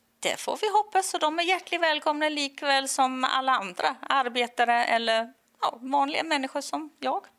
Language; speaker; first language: Swedish; non-native, fluent; English